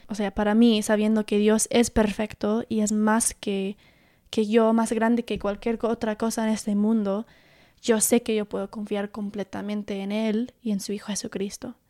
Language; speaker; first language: Spanish; early bilingual, heritage; Spanish